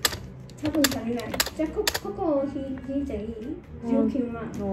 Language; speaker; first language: Japanese; non-native, fluent; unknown